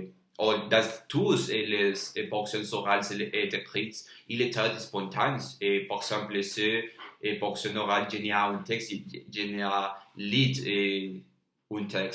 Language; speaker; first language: French; non-native, learner; Spanish